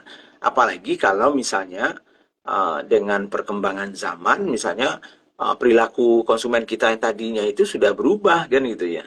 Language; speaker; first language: Indonesian; native; Indonesian